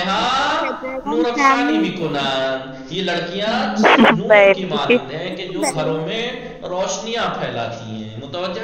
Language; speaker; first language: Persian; non-native, fluent; Urdu